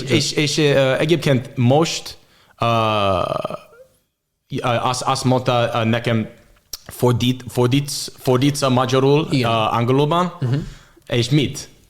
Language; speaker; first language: Hungarian; non-native, learner; English